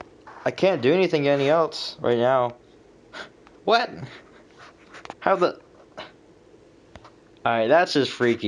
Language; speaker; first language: English; native; English